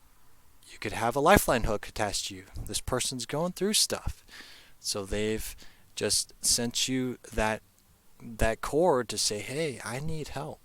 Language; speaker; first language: English; native; English